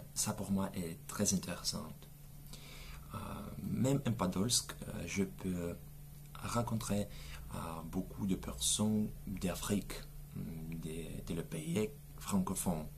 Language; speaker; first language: French; non-native, learner; Russian